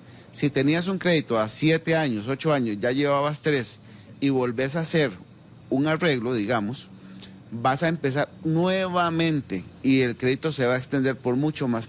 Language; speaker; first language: Spanish; native; Spanish